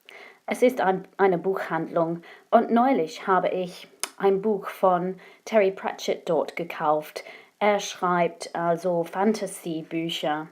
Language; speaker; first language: German; non-native, fluent; English